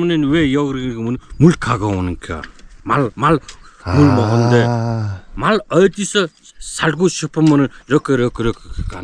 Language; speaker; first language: Korean; non-native, learner; Mongolian